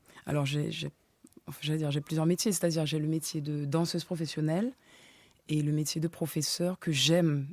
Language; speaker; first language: French; native; French